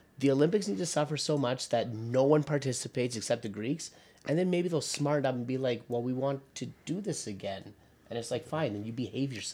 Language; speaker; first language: English; native; English